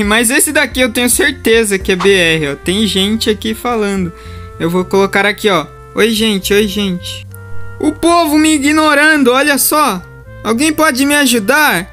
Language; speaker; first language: Portuguese; native; Portuguese